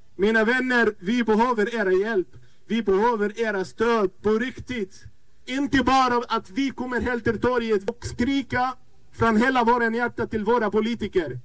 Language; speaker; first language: Swedish; non-native, fluent; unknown